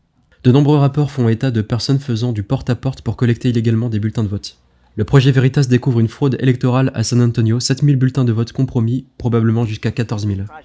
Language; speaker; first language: French; native; French